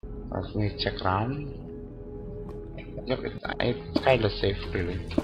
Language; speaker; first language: English; non-native, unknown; Indonesian